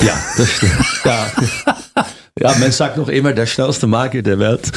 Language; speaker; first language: German; non-native, fluent; Dutch